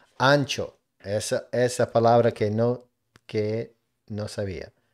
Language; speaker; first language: Spanish; non-native, learner; English